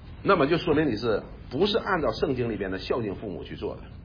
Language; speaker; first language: Chinese; native; Chinese